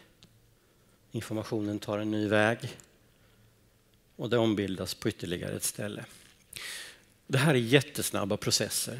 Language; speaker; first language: Swedish; native; Swedish